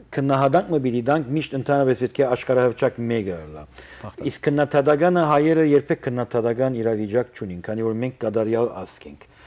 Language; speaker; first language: Armenian; early bilingual, heritage; Armenian